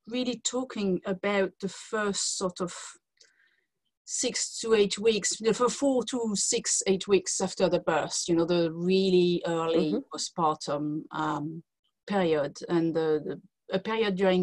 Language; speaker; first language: English; non-native, fluent; French